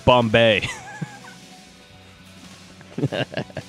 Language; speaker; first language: English; native; English